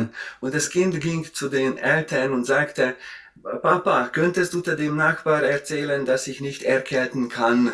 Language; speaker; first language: German; non-native, fluent; Hungarian